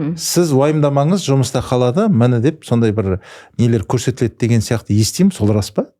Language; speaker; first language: Kazakh; native; Kazakh